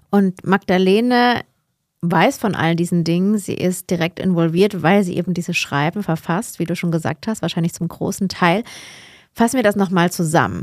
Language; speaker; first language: German; native; German